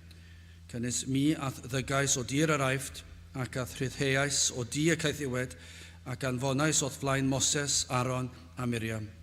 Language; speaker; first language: Welsh; native; Welsh